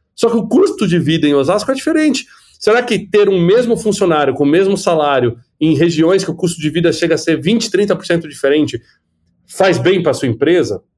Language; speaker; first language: Portuguese; native; Portuguese